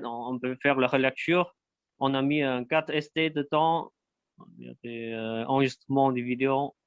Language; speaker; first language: French; non-native, fluent; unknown